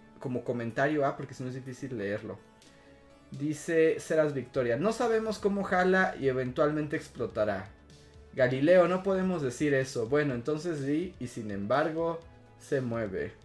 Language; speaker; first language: Spanish; native; Spanish